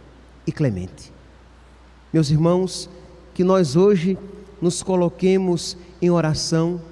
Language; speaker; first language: Portuguese; native; Portuguese